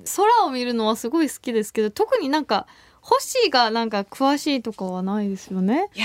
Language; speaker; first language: Japanese; non-native, fluent; Korean